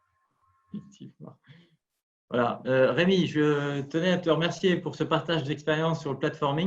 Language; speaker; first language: French; native; French